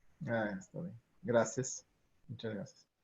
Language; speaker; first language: Spanish; non-native, learner; Portuguese